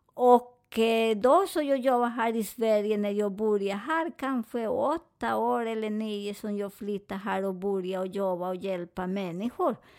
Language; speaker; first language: Swedish; non-native, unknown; Spanish